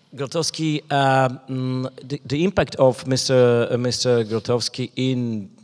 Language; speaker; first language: English; non-native, fluent; Polish